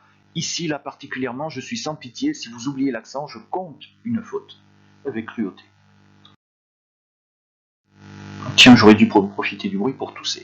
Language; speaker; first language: French; native; French